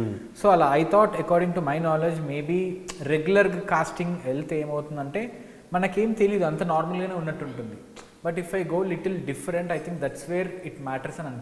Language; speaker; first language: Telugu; native; Telugu